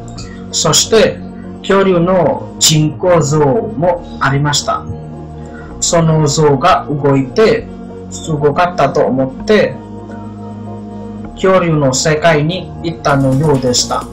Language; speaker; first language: Japanese; non-native, learner; Indonesian